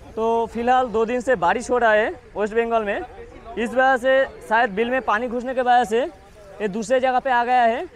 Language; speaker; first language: Hindi; non-native, local second language; Bangla